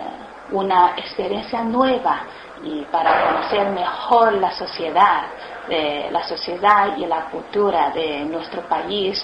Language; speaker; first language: Spanish; non-native, learner; Chinese